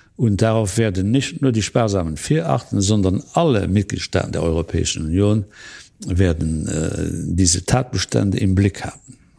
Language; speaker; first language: German; non-native, local second language; Luxembourgish